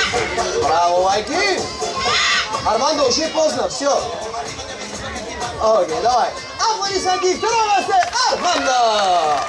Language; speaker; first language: Russian; non-native, learner; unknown